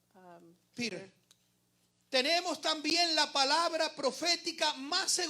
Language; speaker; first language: Spanish; native; Spanish